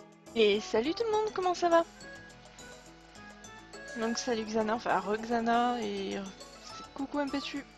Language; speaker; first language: French; native; French